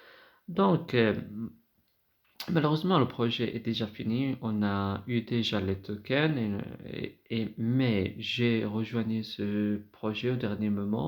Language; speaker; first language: French; non-native, fluent; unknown